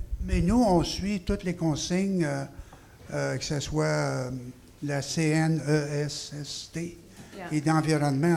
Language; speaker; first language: French; native; French